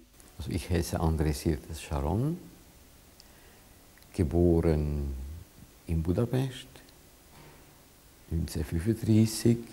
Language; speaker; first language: German; non-native, fluent; Hungarian